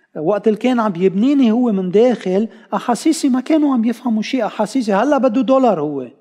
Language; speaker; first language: Arabic; non-native, local second language; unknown